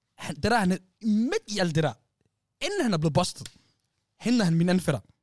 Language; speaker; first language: Danish; early bilingual, other home language; Somali